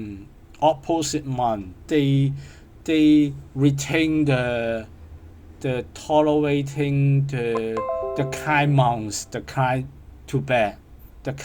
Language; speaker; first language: English; non-native, learner; Cantonese